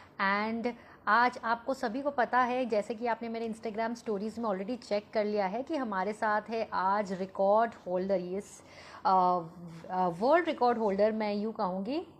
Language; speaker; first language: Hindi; native; Hindi